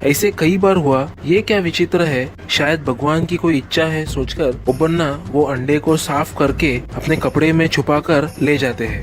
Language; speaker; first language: Hindi; non-native, local second language; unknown